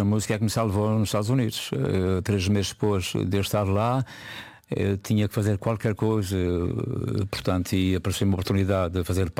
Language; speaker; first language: Portuguese; native; Portuguese